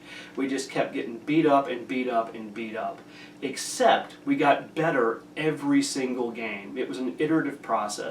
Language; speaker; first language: English; native; English